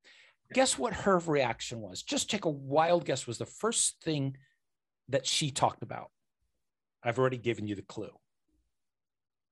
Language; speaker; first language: English; native; English